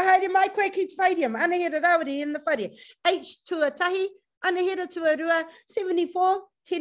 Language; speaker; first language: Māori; non-native, local second language; English